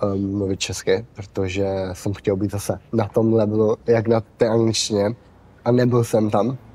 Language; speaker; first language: Czech; early bilingual, heritage; Czech